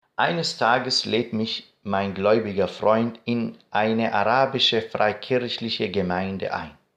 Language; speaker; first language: German; non-native, fluent; Arabic